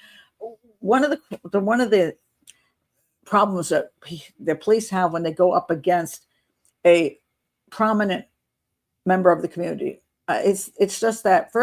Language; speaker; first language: English; native; English